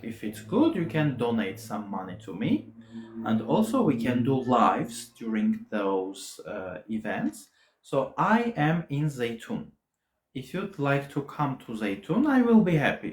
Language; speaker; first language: English; non-native, fluent; Armenian